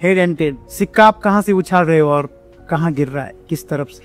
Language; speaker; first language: Hindi; non-native, local second language; Marathi